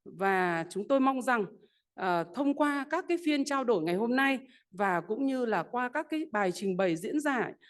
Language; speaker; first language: Vietnamese; native; Vietnamese